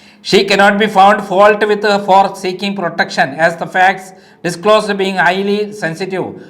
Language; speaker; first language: English; non-native, local second language; Malayalam